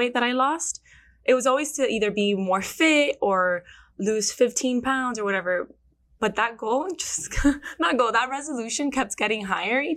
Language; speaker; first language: English; early bilingual, other home language; Spanish